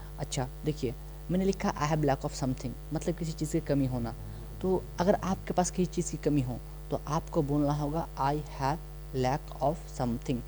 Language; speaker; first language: Hindi; non-native, local second language; Bangla